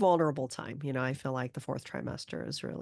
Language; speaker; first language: English; native; English